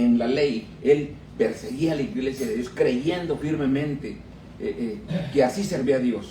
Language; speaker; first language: Spanish; native; Spanish